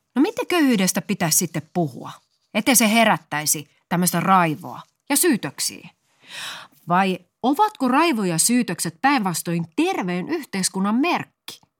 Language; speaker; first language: Finnish; native; Finnish